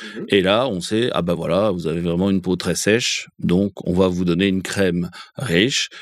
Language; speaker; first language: French; native; French